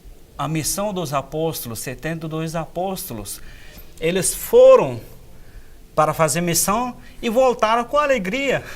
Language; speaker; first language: Portuguese; non-native, fluent; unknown